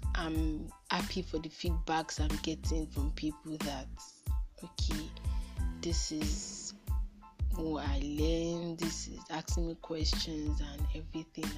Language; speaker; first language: English; non-native, local second language; Yoruba